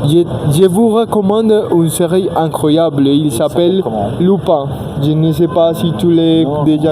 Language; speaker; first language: French; non-native, learner; Spanish